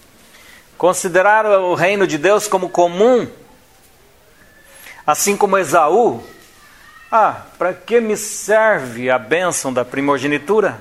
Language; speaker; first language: Portuguese; native; Portuguese